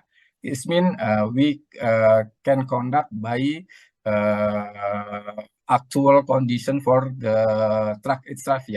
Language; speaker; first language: English; non-native, learner; Indonesian